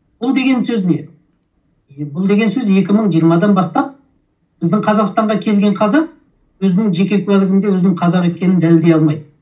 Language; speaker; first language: Kazakh; early bilingual, heritage; Kazakh